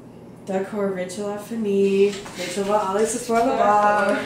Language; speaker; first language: French; non-native, learner; English